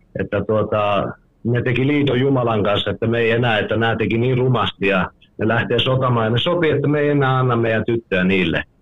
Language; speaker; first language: Finnish; native; Finnish